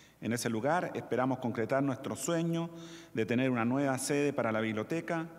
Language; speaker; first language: Spanish; native; Spanish